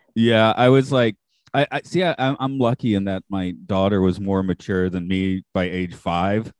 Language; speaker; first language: English; native; English